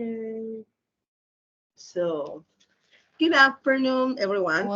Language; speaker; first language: English; non-native, learner; Spanish